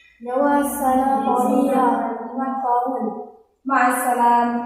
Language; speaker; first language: Arabic; non-native, learner; Indonesian